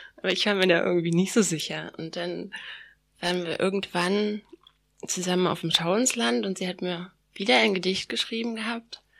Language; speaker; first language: German; native; German